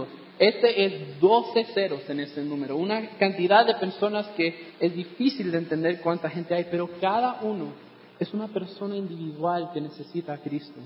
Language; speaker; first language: Spanish; non-native, fluent; English